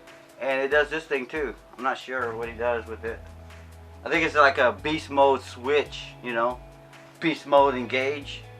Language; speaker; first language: English; native; English